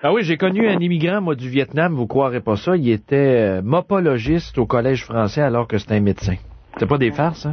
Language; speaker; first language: French; native; French